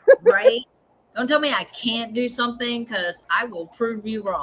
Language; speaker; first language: English; native; English